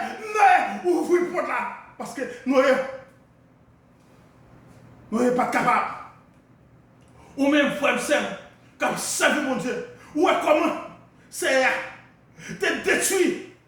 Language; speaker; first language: French; non-native, local second language; Haitian Creole